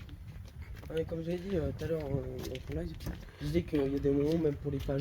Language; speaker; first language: French; native; French